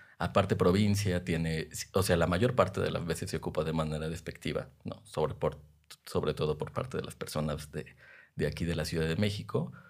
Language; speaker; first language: Spanish; native; Spanish